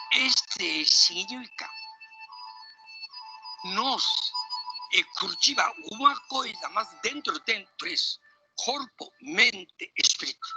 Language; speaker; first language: Portuguese; non-native, learner; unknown